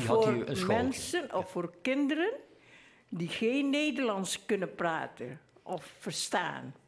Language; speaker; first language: Dutch; early bilingual, other home language; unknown